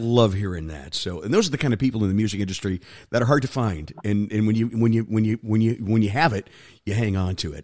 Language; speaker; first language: English; native; English